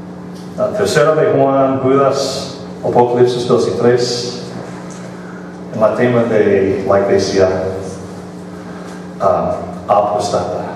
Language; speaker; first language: Spanish; non-native, fluent; English